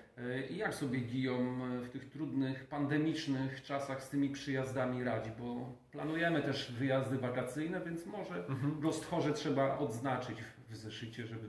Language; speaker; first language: Polish; native; Polish